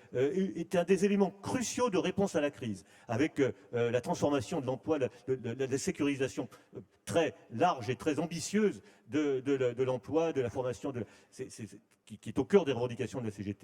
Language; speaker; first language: French; native; French